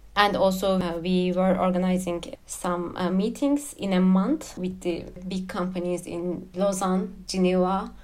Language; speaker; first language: English; non-native, fluent; Turkish